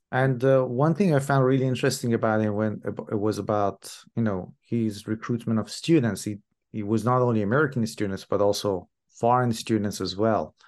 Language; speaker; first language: English; non-native, fluent; Persian